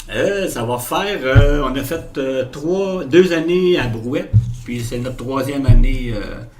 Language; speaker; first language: French; native; French